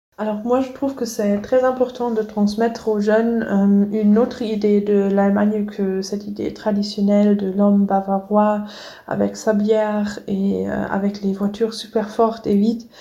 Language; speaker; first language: French; non-native, fluent; German